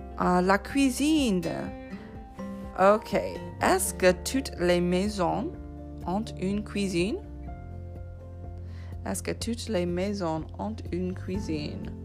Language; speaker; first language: French; non-native, fluent; English